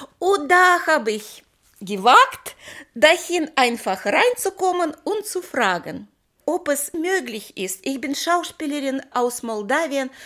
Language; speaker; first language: German; non-native, fluent; Romanian